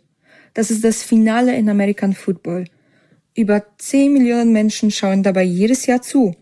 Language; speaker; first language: German; native; German